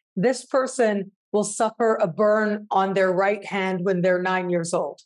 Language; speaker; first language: English; native; English